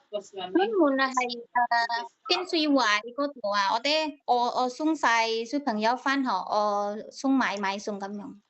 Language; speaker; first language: Cantonese; non-native, learner; Indonesian